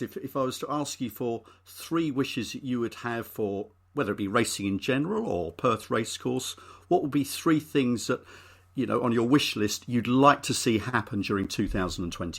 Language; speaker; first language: English; native; English